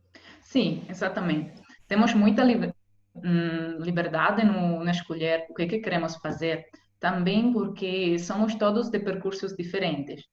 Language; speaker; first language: Portuguese; non-native, fluent; Italian